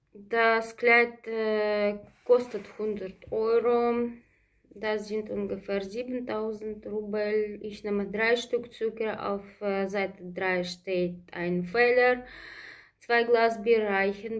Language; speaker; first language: German; non-native, fluent; Russian